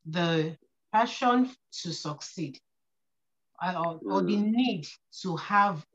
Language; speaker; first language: English; non-native, local second language; Yoruba